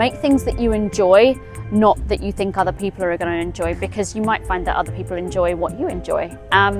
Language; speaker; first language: English; native; English